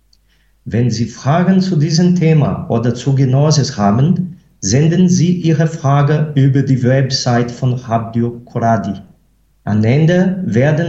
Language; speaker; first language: German; non-native, fluent; Portuguese